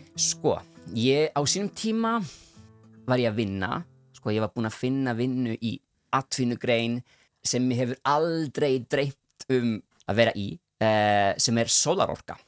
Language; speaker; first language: Icelandic; non-native, fluent; Italian